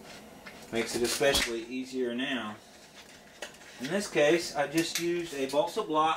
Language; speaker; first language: English; native; English